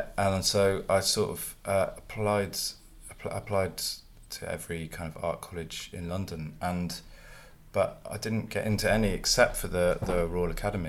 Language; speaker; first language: English; native; English